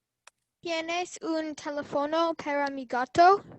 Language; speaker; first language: Spanish; non-native, learner; English